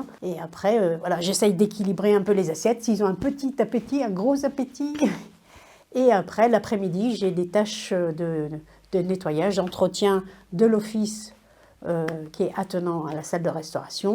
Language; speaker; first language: French; native; French